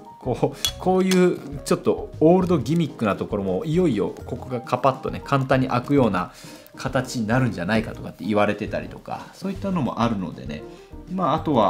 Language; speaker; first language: Japanese; native; Japanese